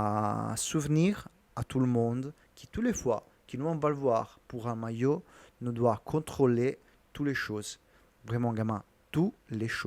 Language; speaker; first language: French; non-native, learner; Italian